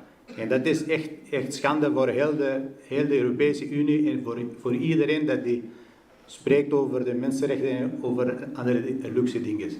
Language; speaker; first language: Dutch; non-native, fluent; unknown